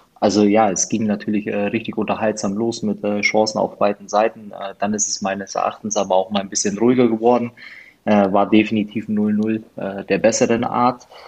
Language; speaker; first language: German; native; German